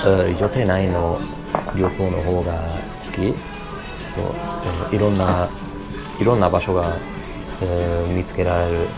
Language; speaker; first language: Japanese; non-native, learner; English